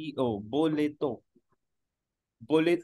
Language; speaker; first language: Spanish; non-native, fluent; Hindi